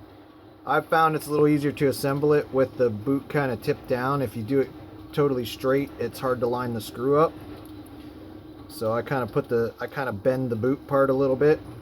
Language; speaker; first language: English; native; English